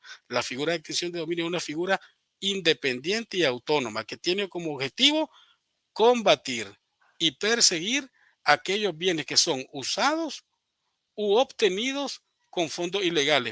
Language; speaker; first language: Spanish; native; Spanish